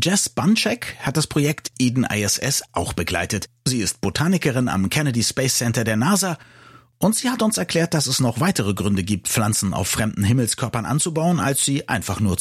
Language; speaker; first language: German; native; German